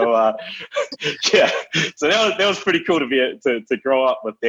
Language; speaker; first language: English; native; English